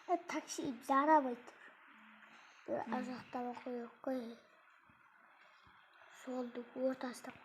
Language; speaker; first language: Turkish; non-native, learner; Kazakh